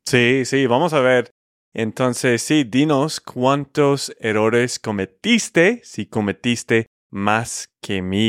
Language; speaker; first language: Spanish; non-native, fluent; English